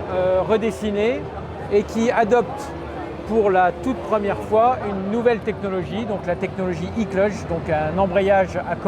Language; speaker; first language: French; native; French